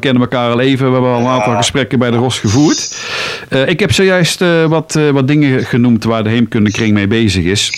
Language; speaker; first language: Dutch; native; Dutch